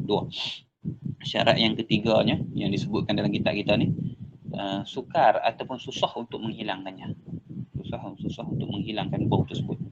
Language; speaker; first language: Malay; native; Malay